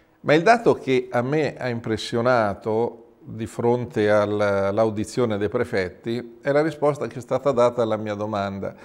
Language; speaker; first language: Italian; native; Italian